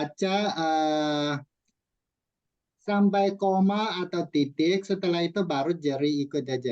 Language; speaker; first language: Indonesian; non-native, fluent; Chinese